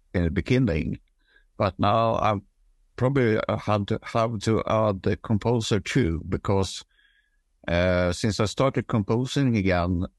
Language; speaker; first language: English; non-native, fluent; Swedish